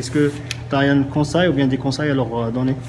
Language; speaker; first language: French; non-native, local second language; Arabic